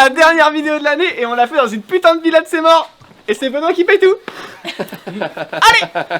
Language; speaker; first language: French; native; French